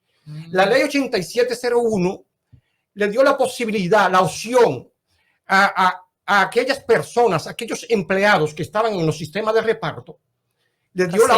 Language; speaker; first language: Spanish; native; Spanish